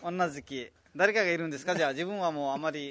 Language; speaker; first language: Japanese; non-native, fluent; Nepali